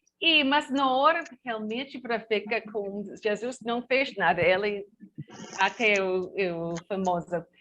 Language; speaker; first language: Portuguese; non-native, learner; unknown